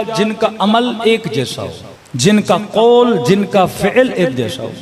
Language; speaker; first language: Urdu; native; Urdu